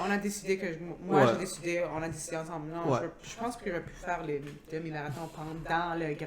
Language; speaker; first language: French; non-native, local second language; English